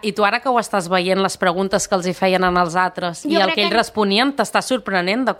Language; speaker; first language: Catalan; native; Catalan